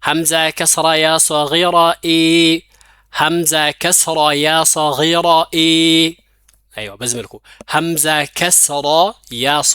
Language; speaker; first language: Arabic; non-native, fluent; Amharic